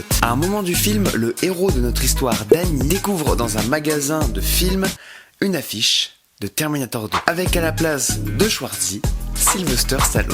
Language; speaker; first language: French; native; French